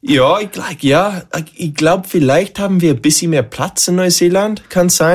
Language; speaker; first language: German; non-native, fluent; English